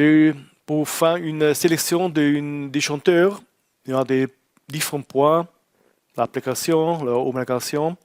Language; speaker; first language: French; non-native, learner; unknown